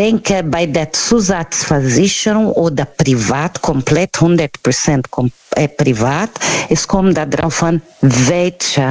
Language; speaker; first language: German; non-native, learner; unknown